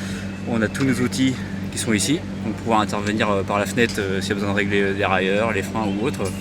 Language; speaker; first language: French; native; French